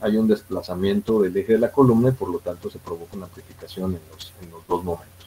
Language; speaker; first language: Spanish; native; Spanish